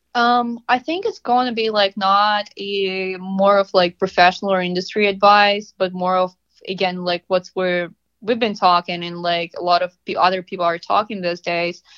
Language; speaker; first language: English; non-native, fluent; Russian